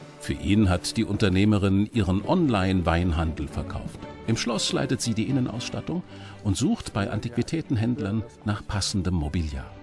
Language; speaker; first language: German; native; German